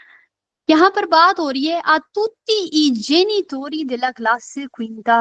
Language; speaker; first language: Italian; non-native, fluent; Urdu